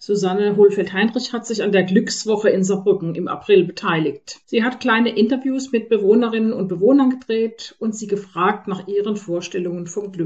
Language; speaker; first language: German; native; German